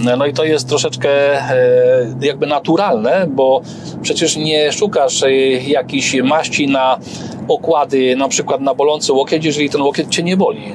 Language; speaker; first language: Polish; native; Polish